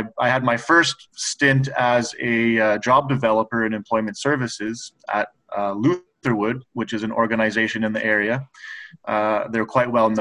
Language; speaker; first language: English; native; English